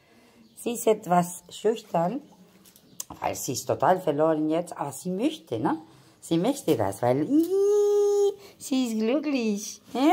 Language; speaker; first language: German; non-native, fluent; Spanish